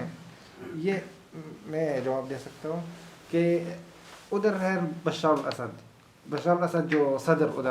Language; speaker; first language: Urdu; non-native, learner; Arabic